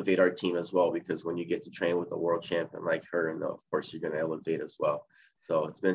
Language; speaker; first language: English; early bilingual, other home language; Portuguese